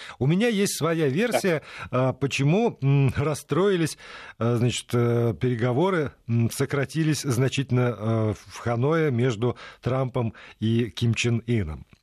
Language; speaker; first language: Russian; native; Russian